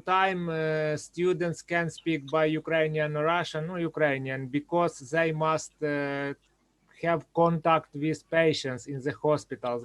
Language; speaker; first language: English; non-native, learner; Ukrainian